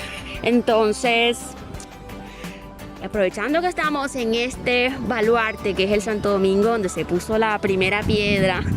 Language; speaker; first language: Spanish; native; Spanish